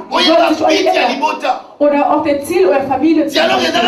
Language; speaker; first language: German; non-native, learner; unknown